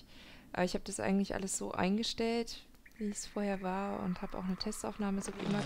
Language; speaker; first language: German; native; German